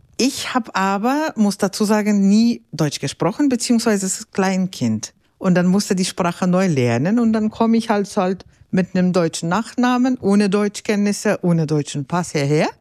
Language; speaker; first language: German; non-native, fluent; Russian